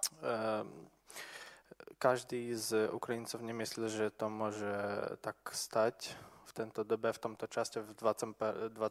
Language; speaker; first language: Slovak; non-native, local second language; Ukrainian